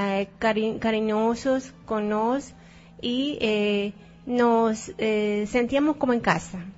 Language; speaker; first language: Portuguese; non-native, learner; Spanish